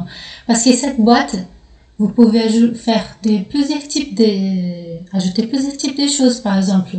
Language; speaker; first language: French; non-native, fluent; Portuguese